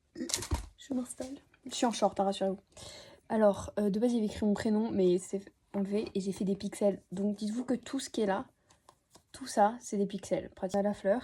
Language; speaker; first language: French; native; French